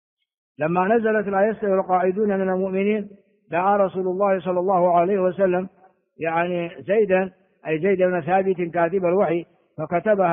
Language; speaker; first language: Arabic; non-native, fluent; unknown